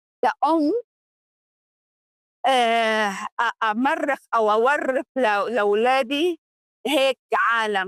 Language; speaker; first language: Arabic; early bilingual, heritage; Arabic